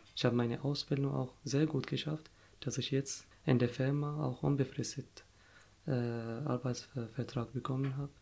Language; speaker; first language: German; non-native, fluent; Arabic